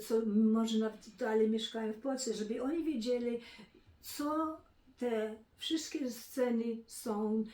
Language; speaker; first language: Polish; early bilingual, heritage; Polish